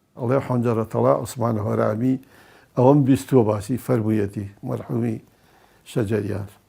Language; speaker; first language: Central Kurdish; non-native, local second language; Gurani